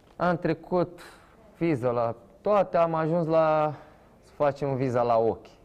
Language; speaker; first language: Romanian; non-native, fluent; Portuguese